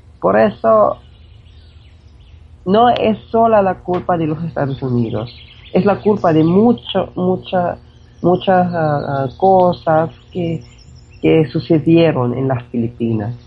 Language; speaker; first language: Spanish; non-native, fluent; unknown